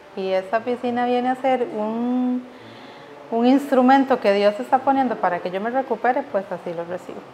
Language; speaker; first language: Spanish; native; Spanish